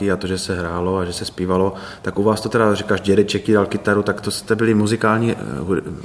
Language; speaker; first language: Czech; native; Czech